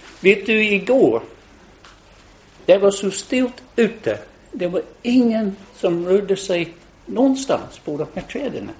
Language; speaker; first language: Swedish; non-native, fluent; English